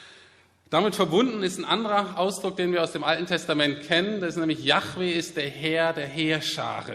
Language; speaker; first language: German; native; German